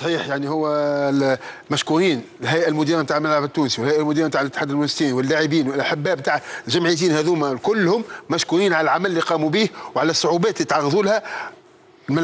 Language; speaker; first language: Arabic; native; Arabic